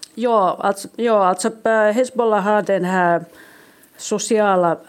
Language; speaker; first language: Swedish; non-native, local second language; Finnish